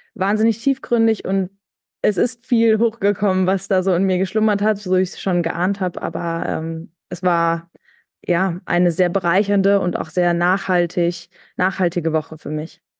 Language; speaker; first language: German; native; German